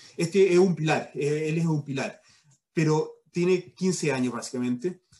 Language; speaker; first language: Spanish; early bilingual, heritage; Spanish